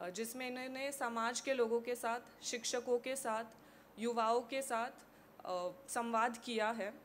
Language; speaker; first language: Hindi; non-native, local second language; Marathi